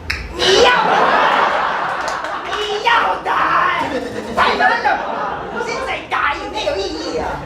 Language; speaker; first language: Chinese; non-native, fluent; Japanese